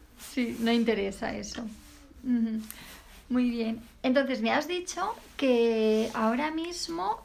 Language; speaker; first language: Spanish; native; Spanish